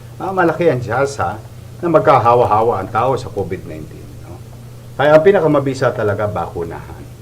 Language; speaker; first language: Filipino; native; Filipino